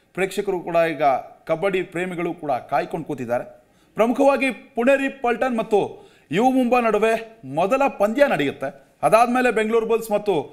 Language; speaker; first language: Kannada; native; Kannada